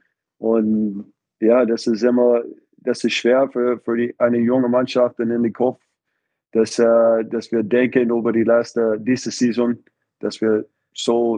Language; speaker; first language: German; non-native, fluent; English